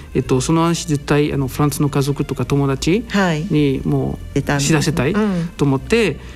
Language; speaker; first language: Japanese; non-native, fluent; French